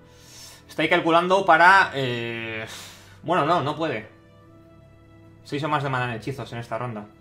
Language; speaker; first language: Spanish; native; Spanish